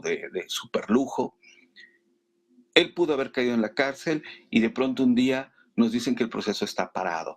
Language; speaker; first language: Spanish; native; Spanish